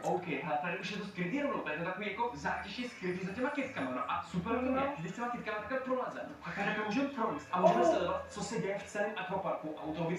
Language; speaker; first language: Czech; native; Czech